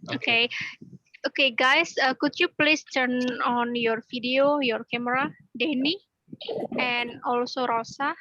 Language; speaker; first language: English; non-native, learner; Indonesian